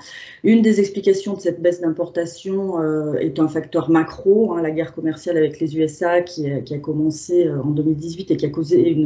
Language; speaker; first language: French; native; French